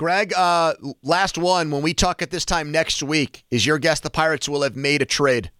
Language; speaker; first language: English; native; English